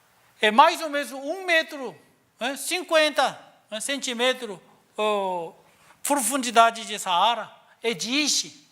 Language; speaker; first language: Portuguese; non-native, learner; Korean